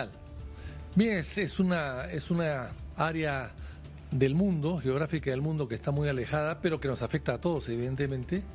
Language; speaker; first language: Spanish; native; Spanish